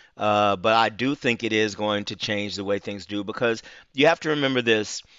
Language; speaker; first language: English; native; English